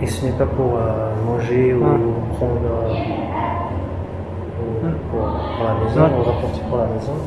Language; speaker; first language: French; non-native, fluent; Central Kurdish